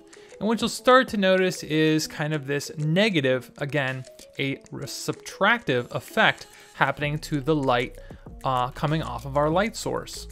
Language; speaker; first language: English; native; English